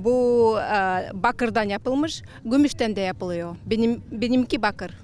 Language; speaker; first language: Turkish; non-native, learner; Bashkir